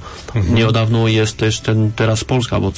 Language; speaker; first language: Polish; non-native, learner; French